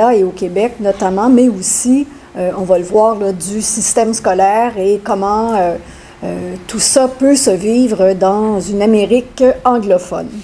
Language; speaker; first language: French; native; French